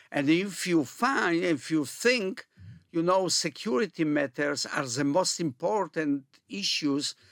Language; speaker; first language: English; early bilingual, other home language; Polish